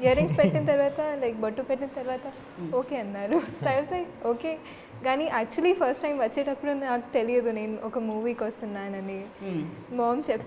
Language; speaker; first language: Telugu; non-native, learner; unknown